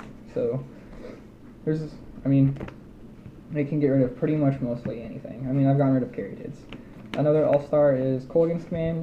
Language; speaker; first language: English; native; English